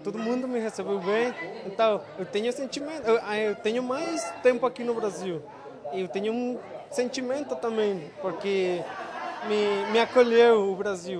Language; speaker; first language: Portuguese; non-native, learner; Spanish